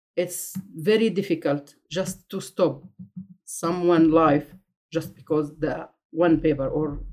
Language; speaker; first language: English; non-native, fluent; Arabic